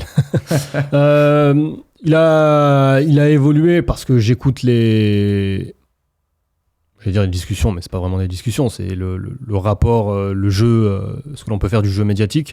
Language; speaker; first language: French; native; French